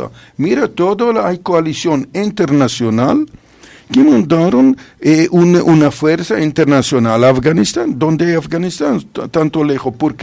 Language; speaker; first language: Spanish; non-native, fluent; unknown